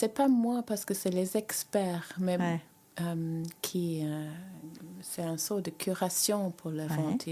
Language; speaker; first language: French; native; French